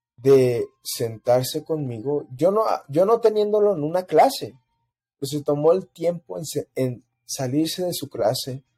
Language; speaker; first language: Spanish; early bilingual, heritage; Spanish